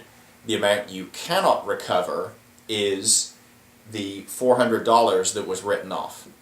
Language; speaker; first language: English; native; English